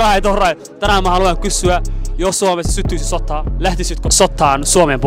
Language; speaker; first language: Finnish; early bilingual, other home language; Arabic